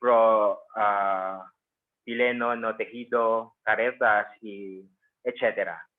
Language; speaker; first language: Spanish; non-native, fluent; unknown